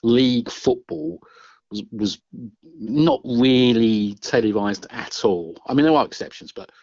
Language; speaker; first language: English; native; English